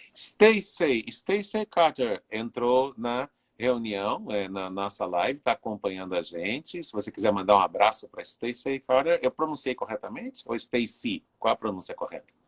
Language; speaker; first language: Portuguese; native; Portuguese